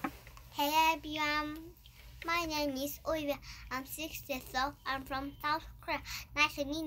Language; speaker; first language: English; non-native, learner; Korean